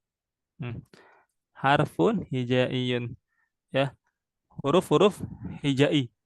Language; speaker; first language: Arabic; non-native, fluent; Indonesian